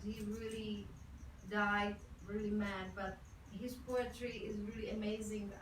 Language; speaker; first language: English; non-native, fluent; Czech